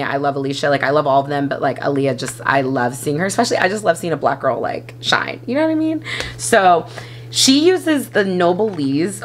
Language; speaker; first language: English; native; English